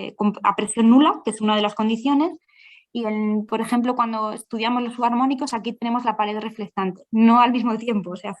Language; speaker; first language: Spanish; native; Spanish